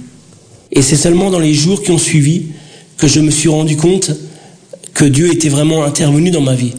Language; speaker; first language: French; early bilingual, other home language; Portuguese